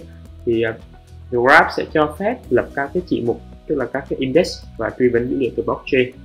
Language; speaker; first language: Vietnamese; native; Vietnamese